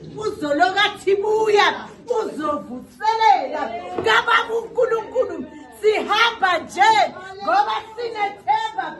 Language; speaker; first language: Zulu; native; Zulu